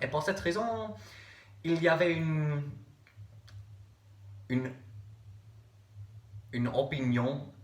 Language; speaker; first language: French; non-native, learner; English